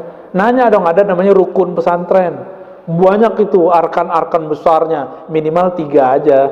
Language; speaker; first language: Indonesian; native; Indonesian